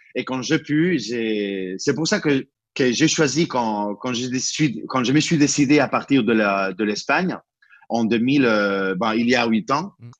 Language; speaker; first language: French; non-native, fluent; Spanish